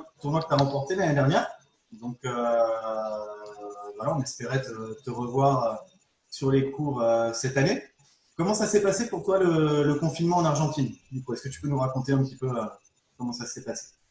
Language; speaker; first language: French; native; French